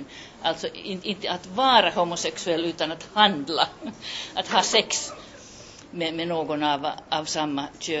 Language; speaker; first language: Swedish; non-native, local second language; Finnish